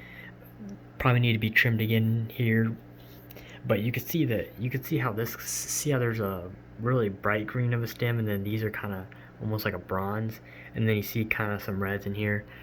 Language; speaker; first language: English; native; English